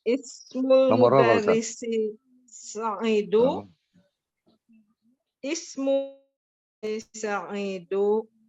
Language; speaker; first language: Arabic; non-native, learner; Indonesian